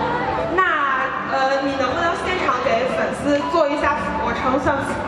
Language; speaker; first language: Chinese; native; Chinese